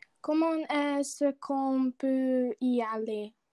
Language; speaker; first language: French; non-native, learner; Hungarian